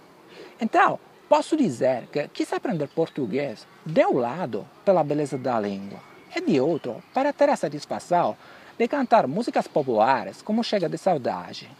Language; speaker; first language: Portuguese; non-native, fluent; Italian